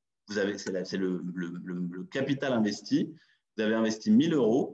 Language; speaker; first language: French; native; French